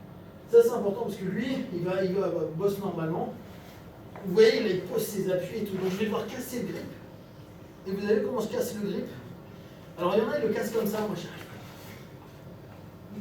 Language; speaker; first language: French; native; French